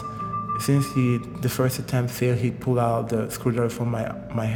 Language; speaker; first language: English; non-native, local second language; French